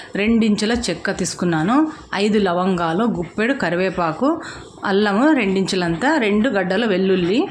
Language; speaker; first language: Telugu; native; Telugu